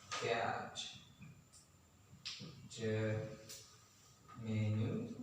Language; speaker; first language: English; non-native, learner; Indonesian